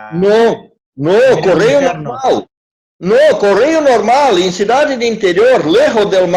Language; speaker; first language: Spanish; non-native, learner; Portuguese